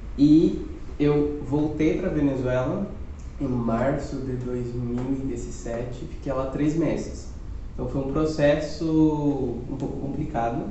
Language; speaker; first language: Portuguese; non-native, fluent; Spanish